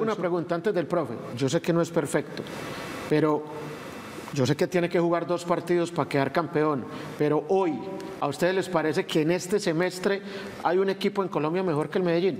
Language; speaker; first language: Spanish; native; Spanish